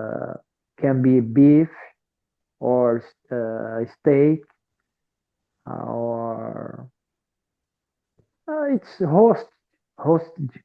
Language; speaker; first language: English; non-native, learner; Portuguese